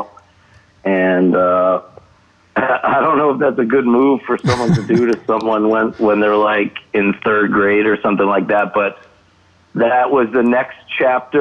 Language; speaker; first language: English; native; English